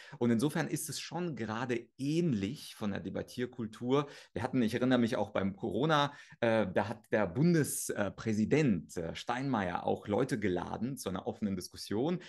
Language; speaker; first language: German; early bilingual, other home language; Russian